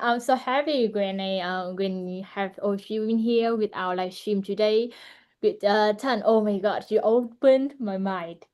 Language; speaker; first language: English; non-native, learner; Vietnamese